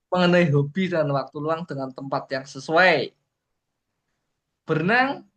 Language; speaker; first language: Indonesian; native; Indonesian